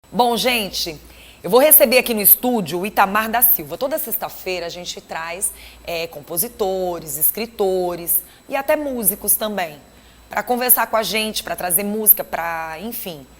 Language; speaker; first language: Portuguese; native; Portuguese